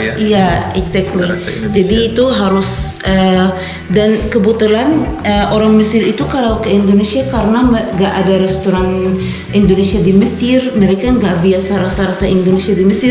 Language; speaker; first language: Indonesian; non-native, fluent; Arabic